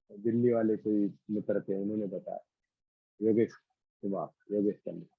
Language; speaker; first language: Hindi; non-native, local second language; Marathi